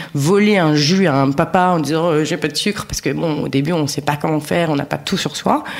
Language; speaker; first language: French; native; French